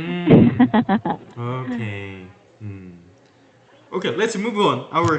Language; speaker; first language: English; non-native, learner; Korean